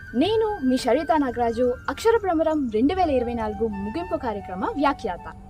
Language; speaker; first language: Telugu; early bilingual, heritage; Telugu